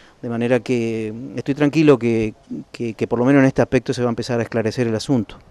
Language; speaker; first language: Spanish; native; Spanish